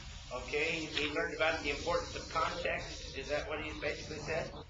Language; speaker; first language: English; native; English